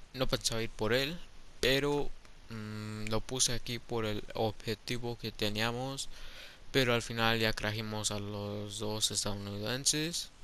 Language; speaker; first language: Spanish; early bilingual, heritage; Spanish